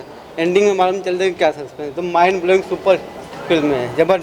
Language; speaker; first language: Hindi; native; Hindi